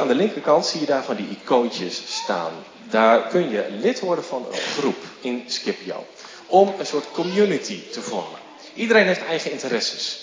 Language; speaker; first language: Dutch; native; Dutch